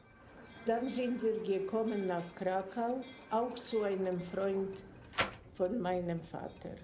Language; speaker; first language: German; non-native, fluent; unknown